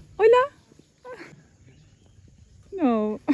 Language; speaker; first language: Spanish; non-native, learner; Turkish